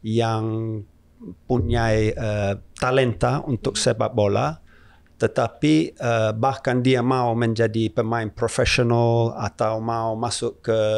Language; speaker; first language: Indonesian; non-native, fluent; English